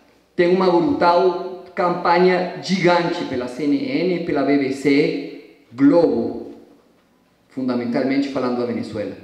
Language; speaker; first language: Portuguese; non-native, fluent; Spanish